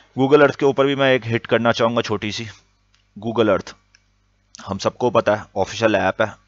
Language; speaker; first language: Urdu; native; Urdu